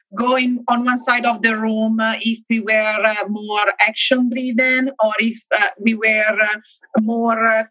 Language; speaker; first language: English; non-native, fluent; Italian